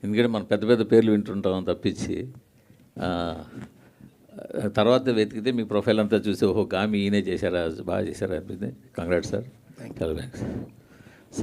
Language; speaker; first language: Telugu; native; Telugu